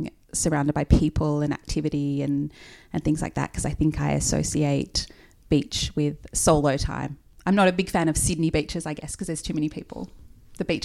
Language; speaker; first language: English; native; English